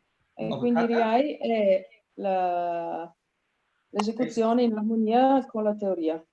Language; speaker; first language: Italian; native; Italian